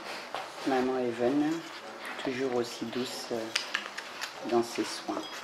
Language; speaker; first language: French; native; French